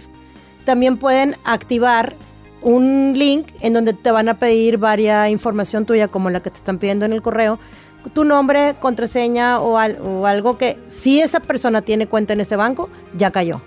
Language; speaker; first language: Spanish; native; Spanish